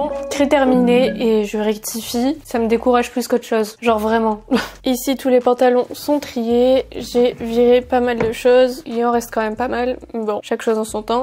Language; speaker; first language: French; native; French